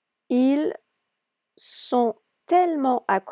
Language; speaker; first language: French; non-native, fluent; English